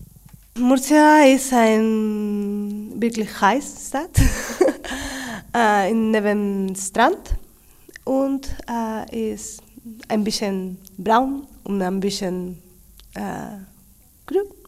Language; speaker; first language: German; non-native, learner; Spanish